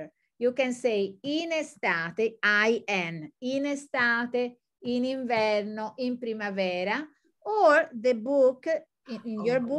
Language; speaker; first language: English; non-native, fluent; Italian